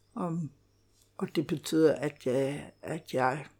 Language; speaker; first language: Danish; non-native, local second language; Kalaallisut